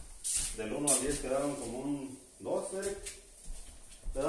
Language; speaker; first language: Spanish; native; Spanish